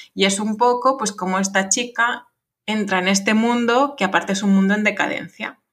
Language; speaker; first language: Spanish; non-native, fluent; French